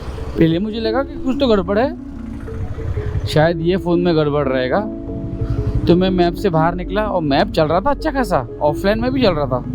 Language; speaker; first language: Hindi; native; Hindi